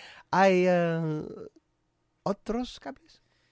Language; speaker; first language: Spanish; non-native, learner; English